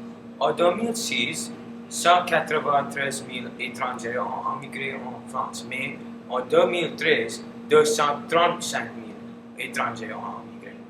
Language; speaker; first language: French; non-native, learner; English